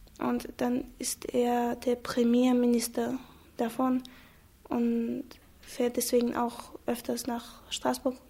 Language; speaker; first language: German; non-native, fluent; Chechen